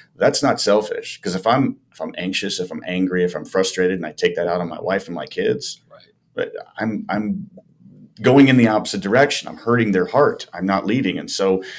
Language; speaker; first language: English; native; English